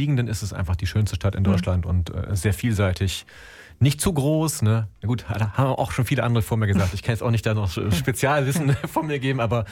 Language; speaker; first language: German; native; German